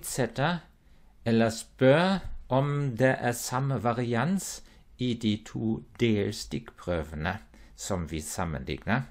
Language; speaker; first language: Norwegian; non-native, fluent; German